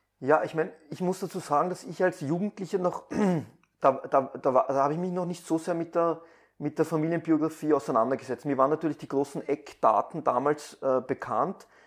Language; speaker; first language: German; early bilingual, other home language; Persian